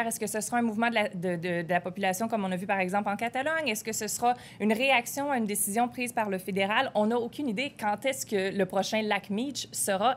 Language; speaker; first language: French; native; French